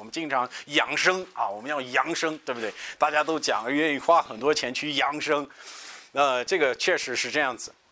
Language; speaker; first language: Chinese; non-native, fluent; English